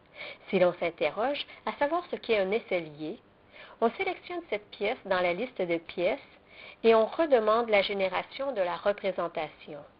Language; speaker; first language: French; native; French